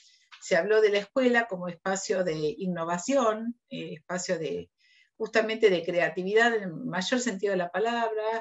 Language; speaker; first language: Spanish; native; Spanish